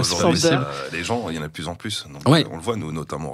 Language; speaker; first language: French; native; French